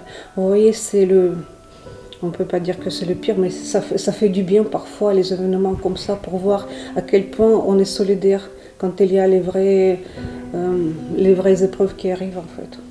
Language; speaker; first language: French; non-native, fluent; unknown